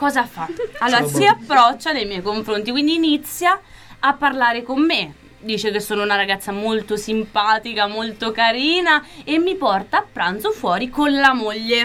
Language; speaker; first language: Italian; native; Italian